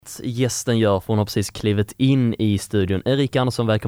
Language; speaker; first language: Swedish; native; Swedish